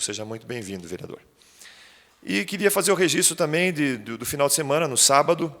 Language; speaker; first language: Portuguese; native; Portuguese